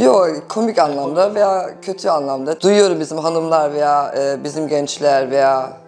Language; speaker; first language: Turkish; early bilingual, heritage; Turkish